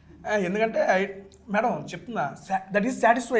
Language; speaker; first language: Telugu; native; Telugu